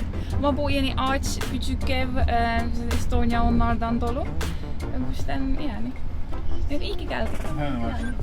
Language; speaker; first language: Turkish; non-native, learner; Estonian